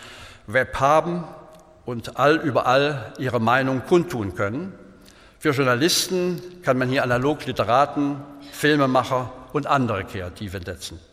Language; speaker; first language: German; native; German